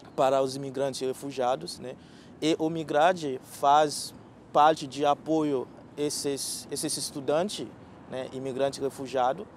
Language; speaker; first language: Portuguese; non-native, fluent; Haitian Creole